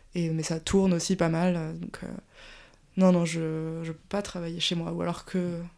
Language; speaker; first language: French; native; French